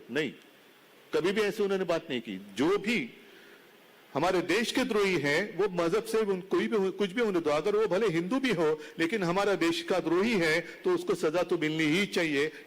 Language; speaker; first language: Hindi; non-native, local second language; Marathi